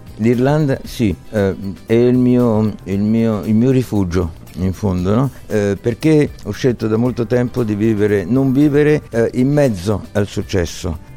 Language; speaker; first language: Italian; early bilingual, heritage; Italian